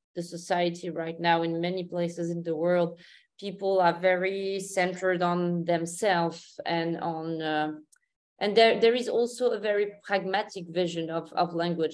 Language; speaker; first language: English; non-native, fluent; Arabic